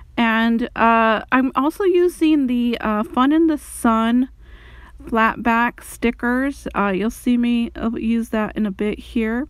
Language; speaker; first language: English; native; English